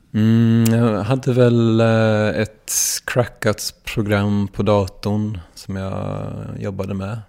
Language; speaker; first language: Swedish; native; Swedish